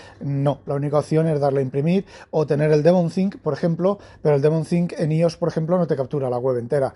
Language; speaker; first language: Spanish; native; Spanish